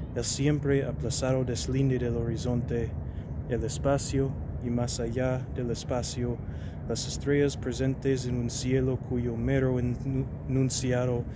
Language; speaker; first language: Spanish; non-native, fluent; English